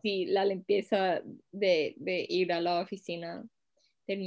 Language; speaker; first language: Spanish; non-native, fluent; English